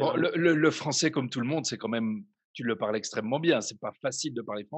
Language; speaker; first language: French; native; French